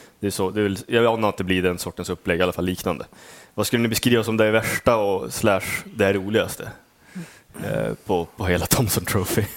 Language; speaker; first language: Swedish; native; Swedish